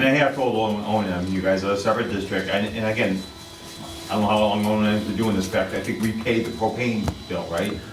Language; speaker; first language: English; native; English